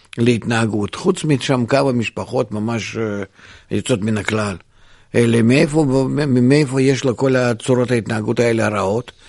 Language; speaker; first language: Hebrew; non-native, fluent; Russian